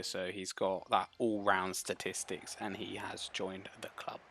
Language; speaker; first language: English; native; English